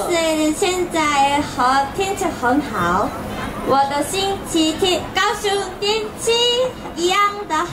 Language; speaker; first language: Chinese; non-native, learner; Korean